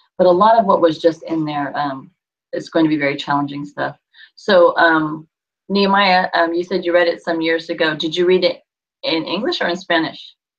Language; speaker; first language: English; native; English